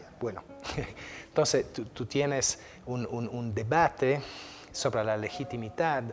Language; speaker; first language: Spanish; non-native, fluent; Italian